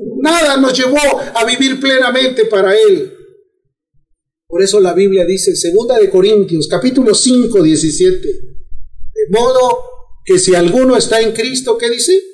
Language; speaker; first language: Spanish; native; Spanish